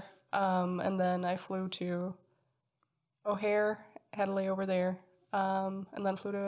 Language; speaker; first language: English; non-native, fluent; Danish